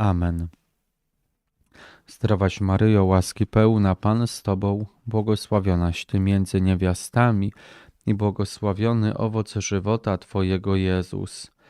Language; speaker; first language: Polish; native; Polish